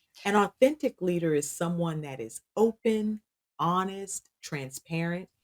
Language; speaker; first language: English; native; English